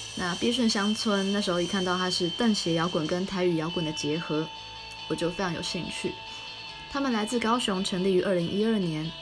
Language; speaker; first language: Chinese; non-native, local second language; Min Nan Chinese